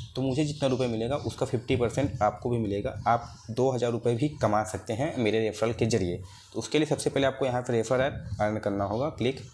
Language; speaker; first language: Hindi; native; Hindi